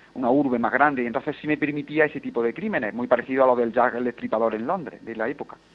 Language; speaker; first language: Spanish; native; Spanish